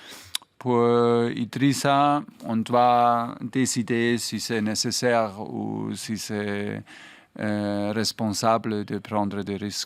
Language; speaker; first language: French; non-native, fluent; German